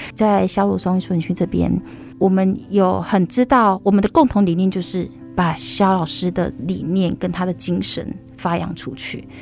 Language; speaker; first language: Chinese; native; Chinese